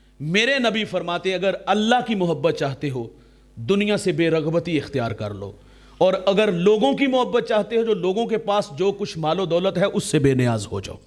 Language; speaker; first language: Urdu; non-native, local second language; Punjabi